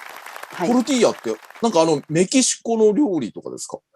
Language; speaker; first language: Japanese; native; Japanese